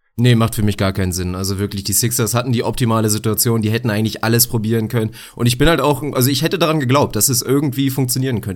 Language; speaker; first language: German; native; German